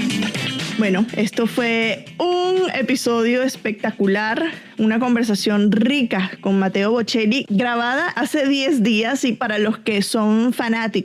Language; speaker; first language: Spanish; native; Spanish